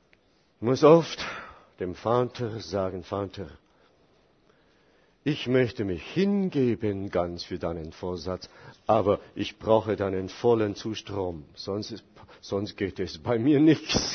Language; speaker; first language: German; non-native, fluent; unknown